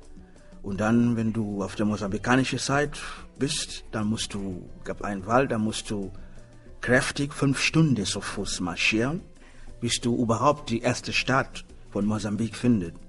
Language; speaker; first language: German; non-native, learner; Swahili